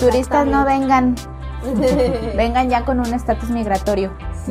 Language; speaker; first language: Spanish; native; Spanish